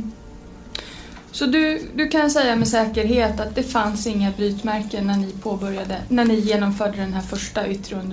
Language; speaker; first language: Swedish; native; Swedish